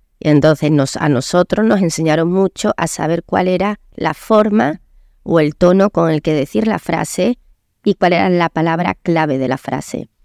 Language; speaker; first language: Spanish; native; Spanish